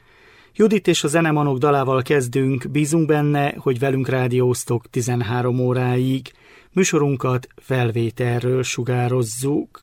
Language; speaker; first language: Hungarian; native; Hungarian